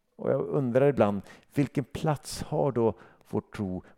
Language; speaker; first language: Swedish; native; Swedish